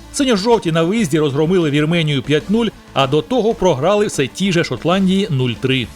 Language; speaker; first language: Ukrainian; native; Ukrainian